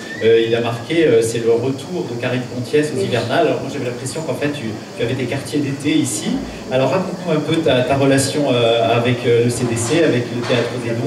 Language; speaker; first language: French; native; French